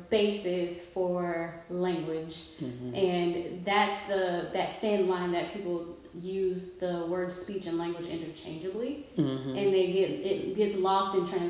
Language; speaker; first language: English; native; English